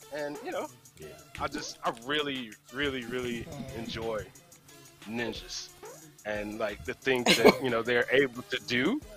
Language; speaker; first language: English; native; English